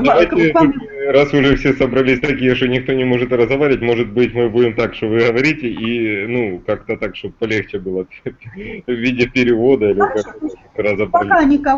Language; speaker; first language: Russian; native; Russian